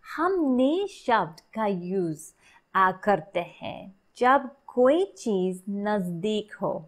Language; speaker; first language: Hindi; non-native, learner; English